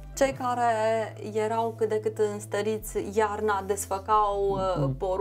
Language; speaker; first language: Romanian; native; Romanian